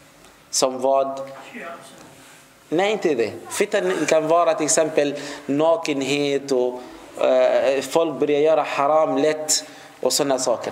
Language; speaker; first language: Swedish; non-native, fluent; Arabic